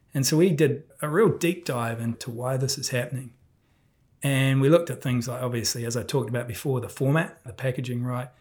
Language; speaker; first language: English; native; English